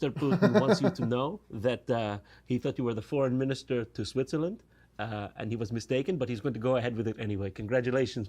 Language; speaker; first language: English; native; English